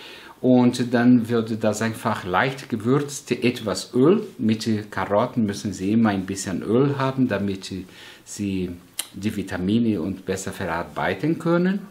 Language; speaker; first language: German; non-native, fluent; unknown